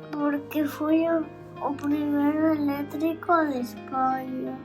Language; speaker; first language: Galician; non-native, local second language; Spanish